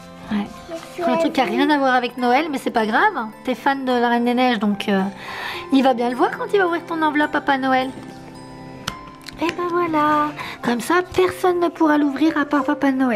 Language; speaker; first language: French; native; French